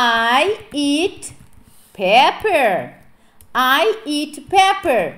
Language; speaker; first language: English; non-native, fluent; Portuguese